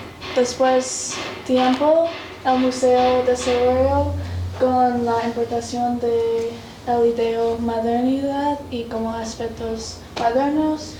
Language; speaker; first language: Spanish; non-native, learner; English